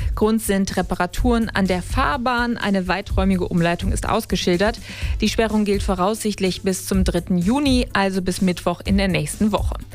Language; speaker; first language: German; native; German